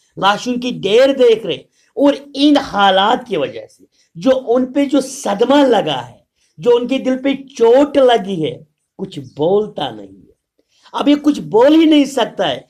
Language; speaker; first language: Urdu; non-native, local second language; Kashmiri